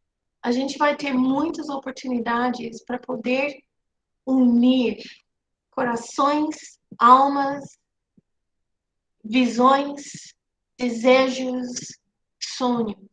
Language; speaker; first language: Portuguese; non-native, fluent; English